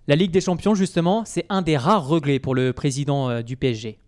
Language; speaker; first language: French; native; French